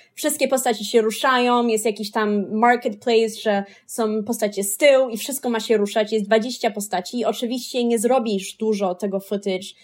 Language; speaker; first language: Polish; early bilingual, heritage; Polish